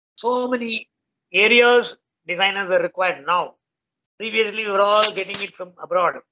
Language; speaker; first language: English; non-native, local second language; Tamil